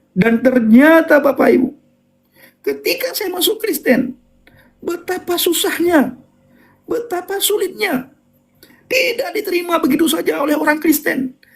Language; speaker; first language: Indonesian; non-native, local second language; Achinese